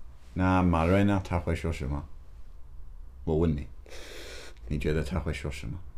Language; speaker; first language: Chinese; non-native, learner; English